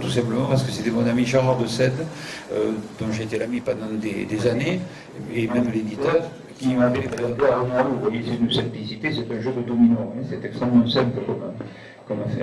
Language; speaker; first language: French; native; French